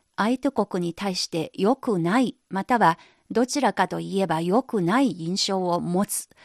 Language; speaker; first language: Japanese; non-native, fluent; Chinese